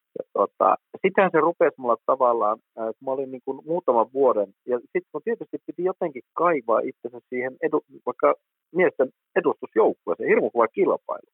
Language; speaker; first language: Finnish; native; Finnish